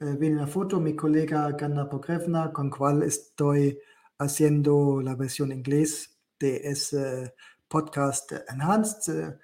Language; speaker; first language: Spanish; non-native, learner; German